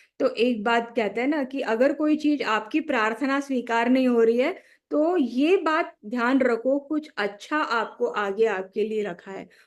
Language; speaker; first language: Hindi; non-native, local second language; Marathi